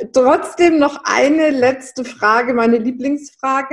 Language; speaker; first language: German; native; German